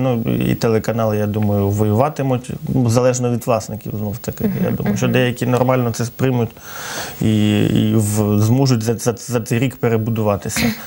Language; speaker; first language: Ukrainian; native; Ukrainian